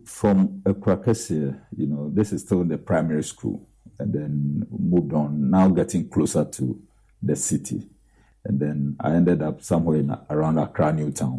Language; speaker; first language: English; non-native, local second language; Akan